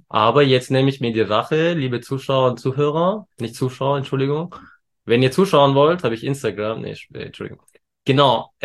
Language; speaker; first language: German; early bilingual, other home language; Turkish